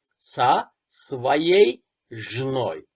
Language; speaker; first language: Russian; non-native, fluent; Turkish